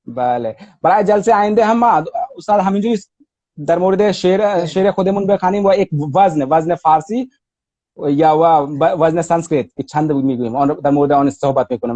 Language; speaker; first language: Persian; non-native, learner; Hindi